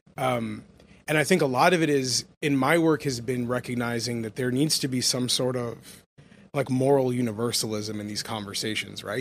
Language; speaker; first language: English; native; English